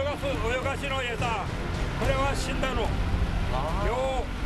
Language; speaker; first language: Japanese; native; Japanese